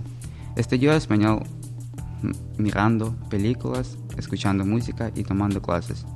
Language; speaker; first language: Spanish; non-native, learner; Ukrainian